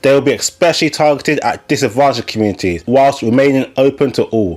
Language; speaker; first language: English; native; English